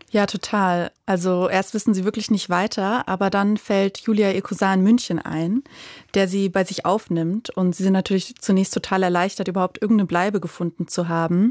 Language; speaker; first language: German; native; German